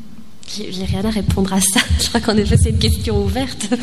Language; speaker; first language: French; native; French